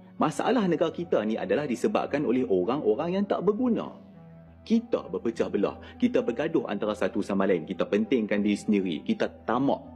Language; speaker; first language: Malay; native; Malay